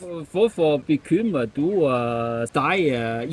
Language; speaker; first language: Danish; non-native, learner; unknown